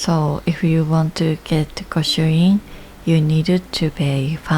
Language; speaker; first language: English; non-native, learner; Japanese